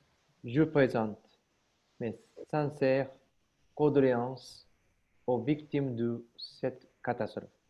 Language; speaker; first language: French; non-native, learner; Japanese